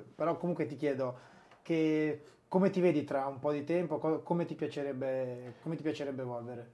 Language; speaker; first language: Italian; native; Italian